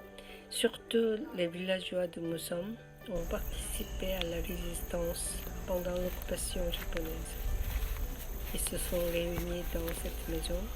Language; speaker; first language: French; non-native, learner; Korean